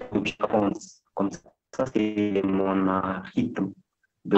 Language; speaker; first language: French; non-native, fluent; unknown